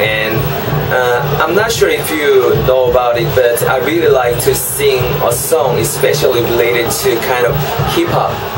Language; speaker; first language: English; non-native, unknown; Korean